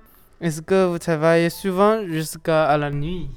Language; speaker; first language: French; non-native, learner; Chinese